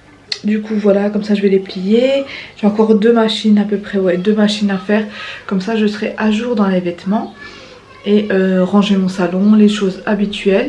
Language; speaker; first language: French; native; French